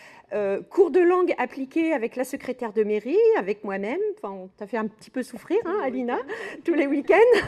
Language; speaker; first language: French; native; French